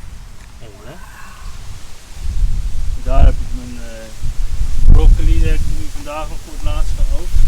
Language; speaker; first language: Dutch; native; Dutch